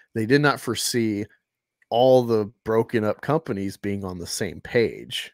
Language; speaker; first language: English; native; English